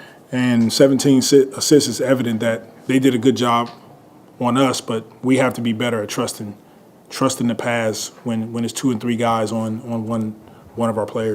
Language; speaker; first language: English; native; English